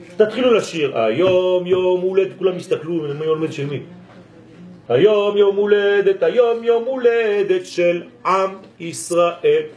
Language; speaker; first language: Hebrew; non-native, fluent; French